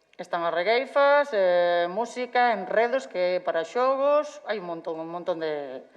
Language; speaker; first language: Galician; non-native, local second language; Spanish